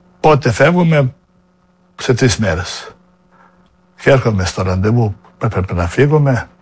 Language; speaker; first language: Greek; non-native, fluent; Serbian